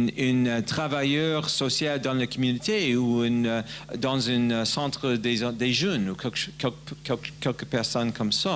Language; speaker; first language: French; non-native, learner; English